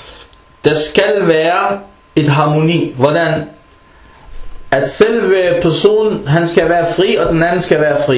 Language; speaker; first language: Danish; early bilingual, other home language; Arabic